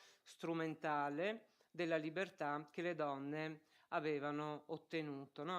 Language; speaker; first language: Italian; native; Italian